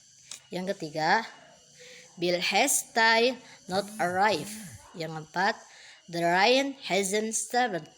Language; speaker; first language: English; non-native, learner; Indonesian